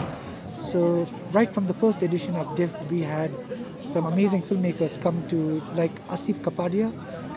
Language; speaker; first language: English; non-native, local second language; Tibetan